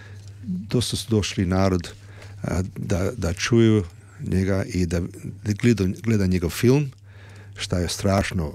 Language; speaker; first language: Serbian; early bilingual, heritage; Serbian